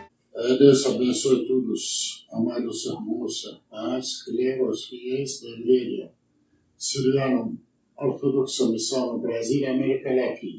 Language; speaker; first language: Portuguese; non-native, learner; Arabic